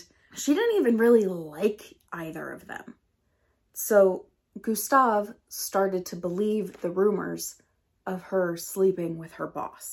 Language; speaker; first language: English; native; English